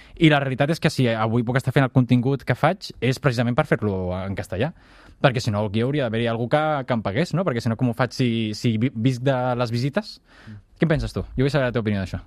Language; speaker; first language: Catalan; native; Catalan